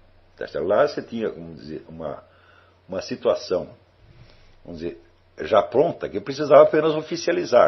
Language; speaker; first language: Portuguese; native; Portuguese